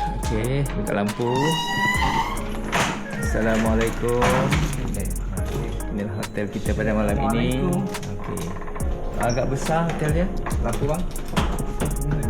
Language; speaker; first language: Malay; native; Malay